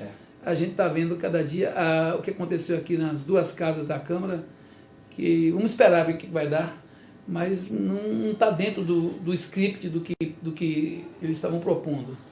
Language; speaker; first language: Portuguese; native; Portuguese